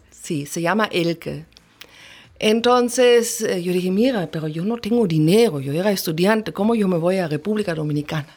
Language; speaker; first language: Spanish; non-native, fluent; German